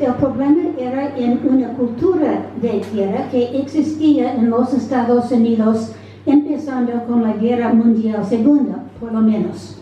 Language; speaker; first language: Spanish; non-native, fluent; English